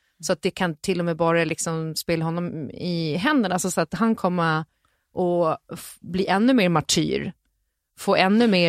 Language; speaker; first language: Swedish; native; Swedish